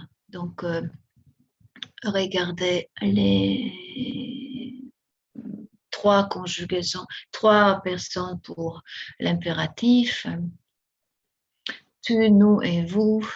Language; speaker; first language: French; non-native, fluent; Spanish